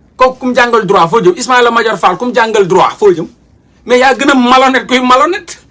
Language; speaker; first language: Wolof; native; Wolof